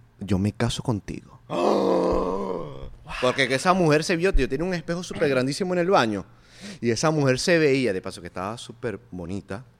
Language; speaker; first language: Spanish; native; Spanish